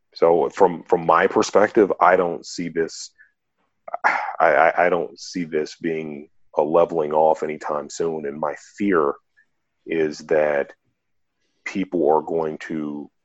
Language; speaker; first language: English; native; English